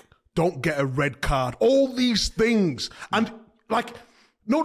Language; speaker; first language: English; native; English